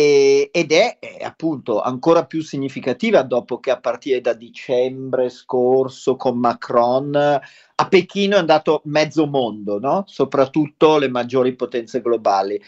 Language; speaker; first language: Italian; native; Italian